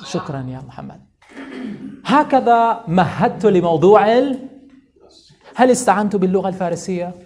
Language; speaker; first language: Arabic; non-native, fluent; Persian